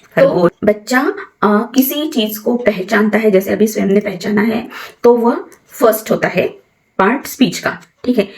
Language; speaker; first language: Hindi; non-native, local second language; Marathi